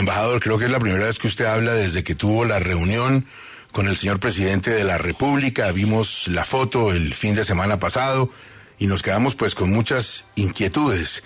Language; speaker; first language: Spanish; native; Spanish